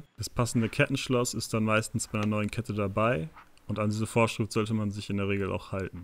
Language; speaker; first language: German; native; German